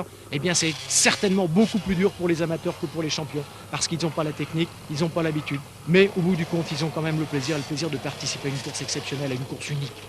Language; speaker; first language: French; native; French